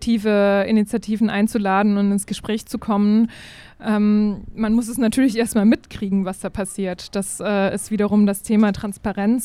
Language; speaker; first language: German; native; German